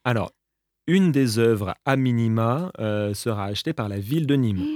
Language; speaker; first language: French; native; French